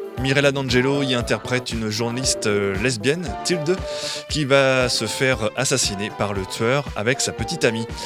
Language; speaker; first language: French; native; French